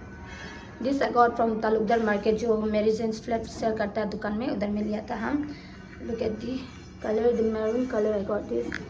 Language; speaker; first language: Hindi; non-native, local second language; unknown